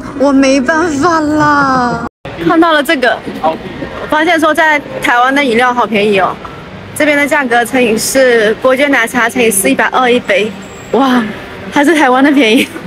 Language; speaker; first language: Chinese; native; Chinese